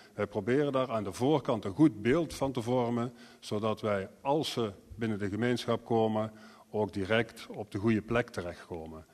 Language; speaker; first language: Dutch; native; Dutch